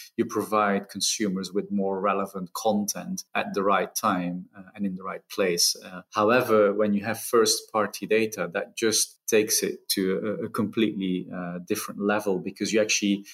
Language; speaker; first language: English; non-native, fluent; Dutch